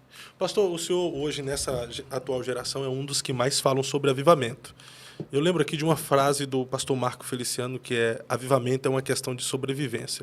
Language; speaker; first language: Portuguese; native; Portuguese